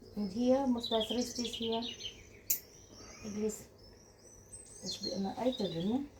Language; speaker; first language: German; non-native, learner; Filipino